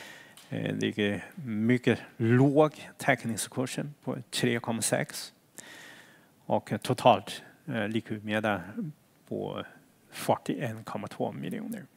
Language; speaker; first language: Swedish; non-native, fluent; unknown